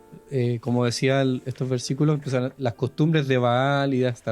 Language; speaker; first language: Spanish; native; Spanish